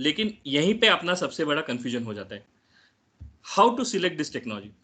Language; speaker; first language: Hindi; non-native, local second language; Marathi